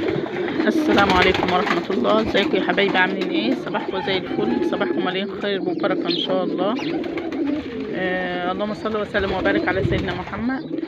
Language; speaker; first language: Arabic; native; Arabic